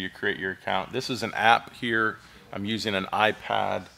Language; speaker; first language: English; native; English